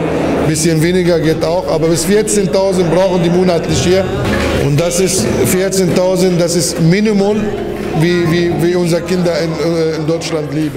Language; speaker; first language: German; non-native, fluent; Arabic